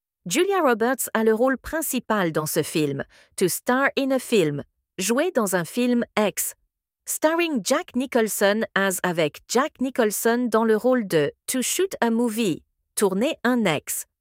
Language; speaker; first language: French; native; French